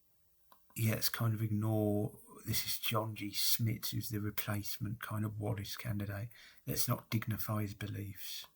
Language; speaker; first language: English; native; English